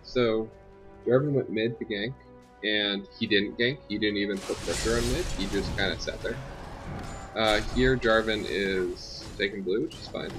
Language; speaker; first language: English; native; English